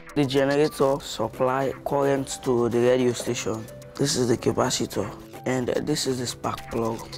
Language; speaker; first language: English; non-native, local second language; Krio